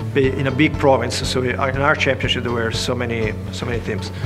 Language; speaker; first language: English; non-native, fluent; Italian